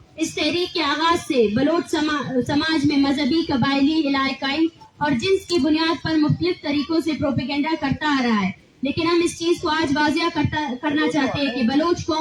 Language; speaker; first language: Urdu; non-native, local second language; Baluchi